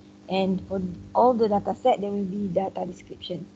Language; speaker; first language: English; non-native, local second language; Malay